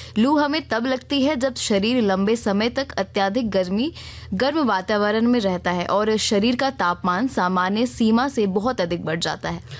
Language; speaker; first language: Hindi; native; Hindi